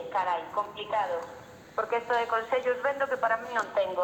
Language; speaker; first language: Spanish; native; Spanish